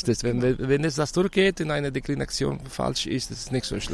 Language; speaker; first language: German; non-native, fluent; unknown